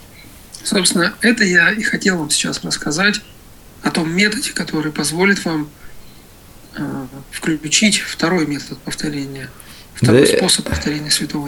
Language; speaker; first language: Russian; native; Russian